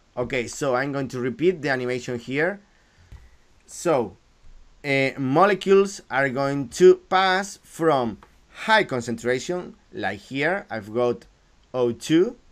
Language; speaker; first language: English; non-native, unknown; Galician